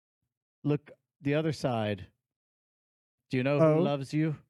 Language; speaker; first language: English; native; English